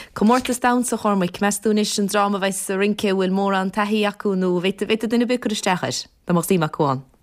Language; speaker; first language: Irish; native; Irish